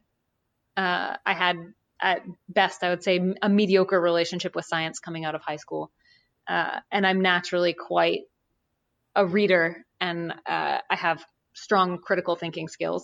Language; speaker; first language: English; native; English